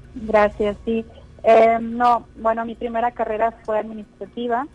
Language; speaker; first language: Spanish; native; Spanish